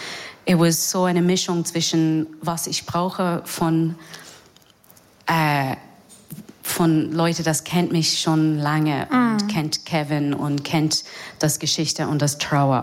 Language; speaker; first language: German; non-native, learner; English